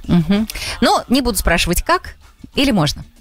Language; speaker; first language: Russian; native; Russian